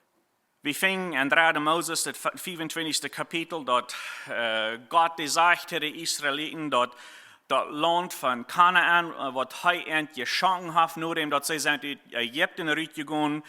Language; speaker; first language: German; non-native, learner; Plautdietsch